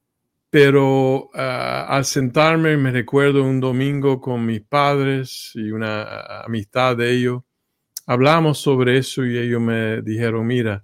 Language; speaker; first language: Spanish; early bilingual, heritage; Spanish